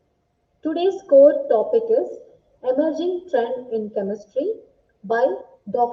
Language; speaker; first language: English; non-native, local second language; Tamil